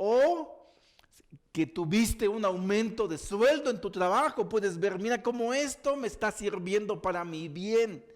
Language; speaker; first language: Spanish; native; Spanish